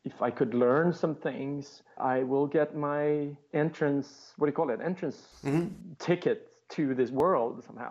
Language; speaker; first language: English; non-native, fluent; Swedish